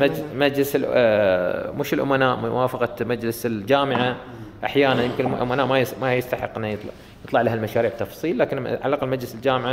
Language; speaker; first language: Arabic; native; Arabic